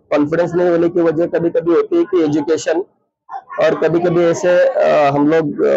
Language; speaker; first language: Hindi; non-native, local second language; Marathi